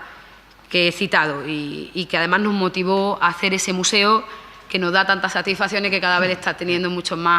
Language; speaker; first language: Spanish; native; Spanish